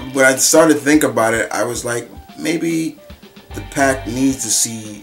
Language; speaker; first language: English; native; English